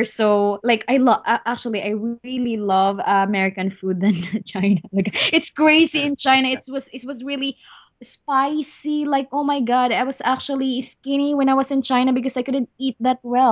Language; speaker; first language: English; non-native, local second language; Cebuano